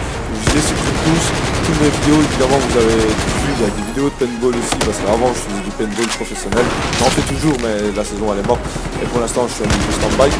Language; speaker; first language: French; native; French